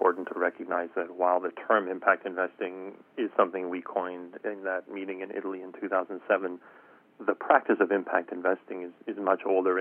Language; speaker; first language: English; native; English